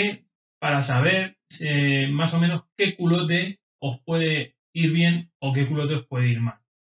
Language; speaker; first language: Spanish; native; Spanish